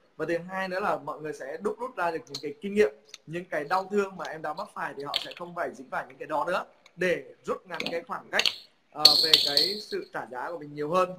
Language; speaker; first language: Vietnamese; native; Vietnamese